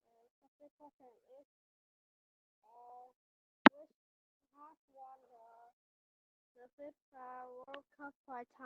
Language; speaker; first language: English; non-native, learner; Vietnamese